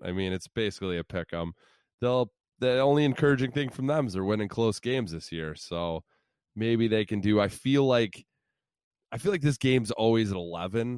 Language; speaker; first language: English; native; English